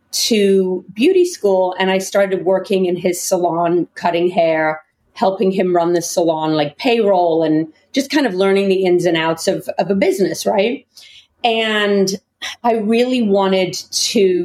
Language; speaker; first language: English; native; English